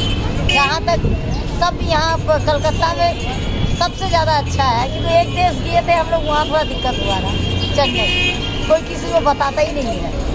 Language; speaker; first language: Hindi; non-native, local second language; Bhojpuri